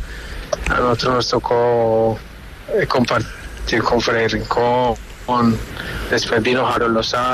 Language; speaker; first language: Spanish; native; Spanish